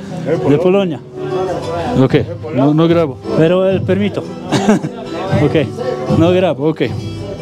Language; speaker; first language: Spanish; non-native, learner; Polish